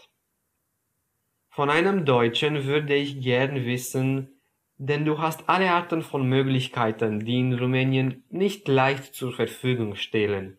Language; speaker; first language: German; non-native, fluent; Romanian